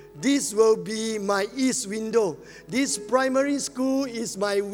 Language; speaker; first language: English; non-native, local second language; Min Nan Chinese